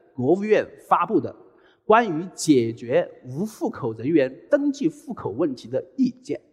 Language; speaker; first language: Chinese; native; Chinese